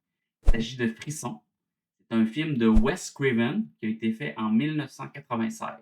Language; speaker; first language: French; native; French